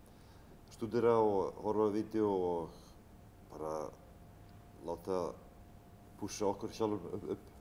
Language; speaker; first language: Icelandic; non-native, fluent; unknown